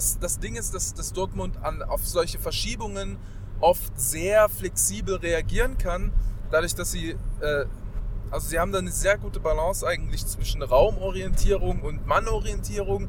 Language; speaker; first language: German; native; German